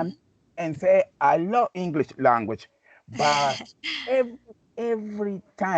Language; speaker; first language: English; non-native, learner; Spanish